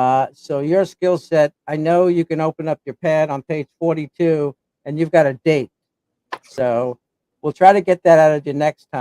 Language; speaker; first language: English; native; English